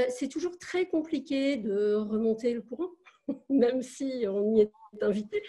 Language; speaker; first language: French; native; French